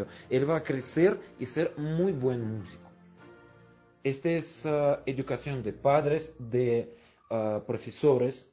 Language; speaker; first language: Spanish; non-native, fluent; Russian